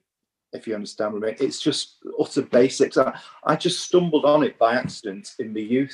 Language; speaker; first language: English; native; English